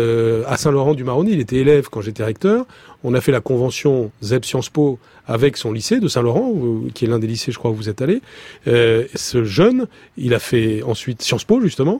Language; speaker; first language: French; native; French